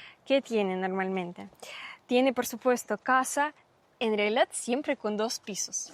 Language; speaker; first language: Spanish; non-native, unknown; Russian